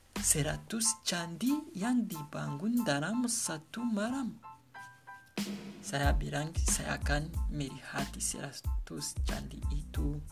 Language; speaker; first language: Indonesian; non-native, learner; Kinyarwanda